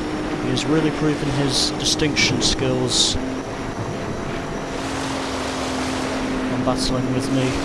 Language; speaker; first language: English; native; English